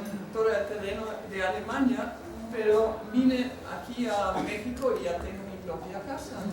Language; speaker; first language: Spanish; non-native, fluent; German